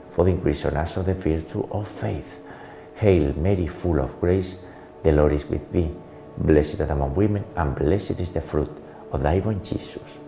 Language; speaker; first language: English; non-native, fluent; Spanish